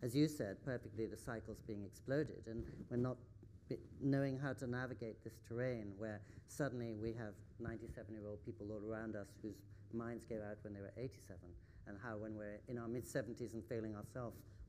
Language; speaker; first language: English; native; English